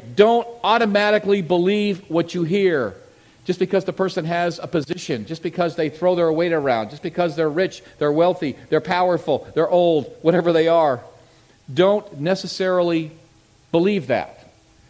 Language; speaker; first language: English; native; English